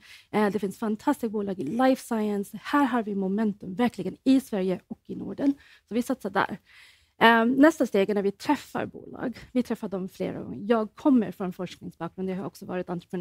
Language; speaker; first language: Swedish; non-native, fluent; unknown